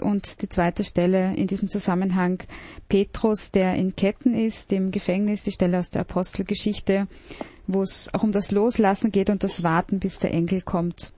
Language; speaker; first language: German; native; German